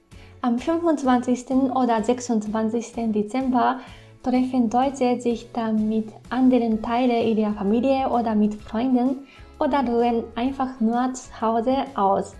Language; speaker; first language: German; non-native, fluent; Japanese